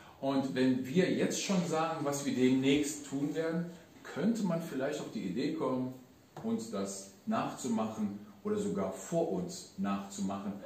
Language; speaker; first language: German; early bilingual, other home language; Riffian